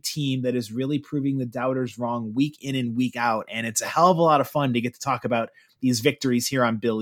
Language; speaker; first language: English; native; English